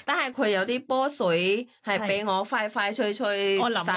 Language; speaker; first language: Cantonese; non-native, learner; Thai